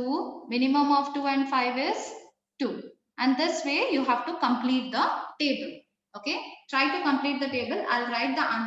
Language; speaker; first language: English; non-native, local second language; Kannada